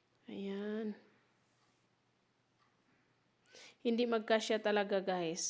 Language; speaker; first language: Filipino; native; Filipino